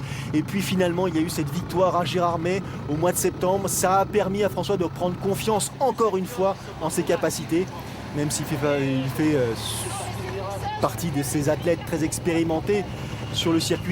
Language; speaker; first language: French; native; French